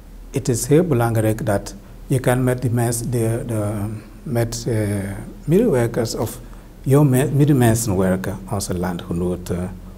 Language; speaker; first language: Dutch; non-native, learner; Igbo